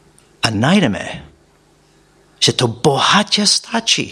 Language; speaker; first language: Czech; non-native, fluent; English